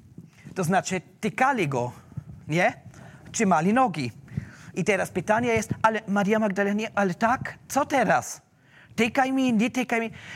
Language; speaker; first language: Polish; non-native, learner; German